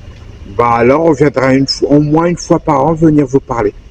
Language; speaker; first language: French; native; French